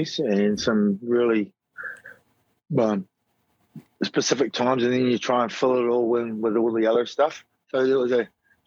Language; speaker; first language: English; native; English